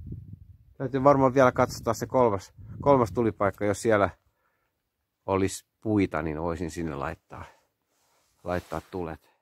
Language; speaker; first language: Finnish; native; Finnish